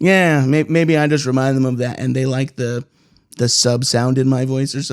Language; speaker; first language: English; native; English